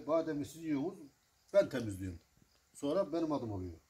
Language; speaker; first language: Turkish; native; Turkish